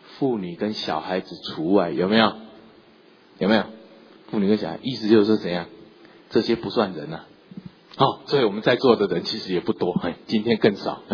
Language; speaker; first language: Chinese; native; Chinese